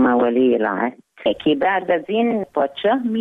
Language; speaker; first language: Persian; non-native, learner; Arabic